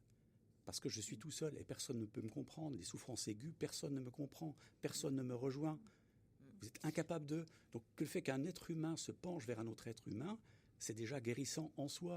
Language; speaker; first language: French; native; French